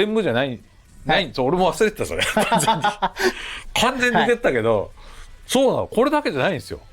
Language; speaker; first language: Japanese; native; Japanese